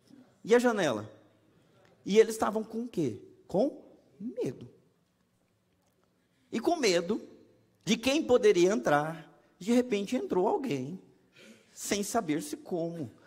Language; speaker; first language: Portuguese; native; Portuguese